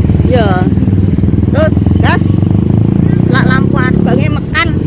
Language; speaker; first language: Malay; non-native, local second language; Javanese